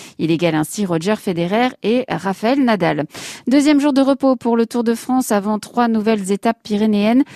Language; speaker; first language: French; native; French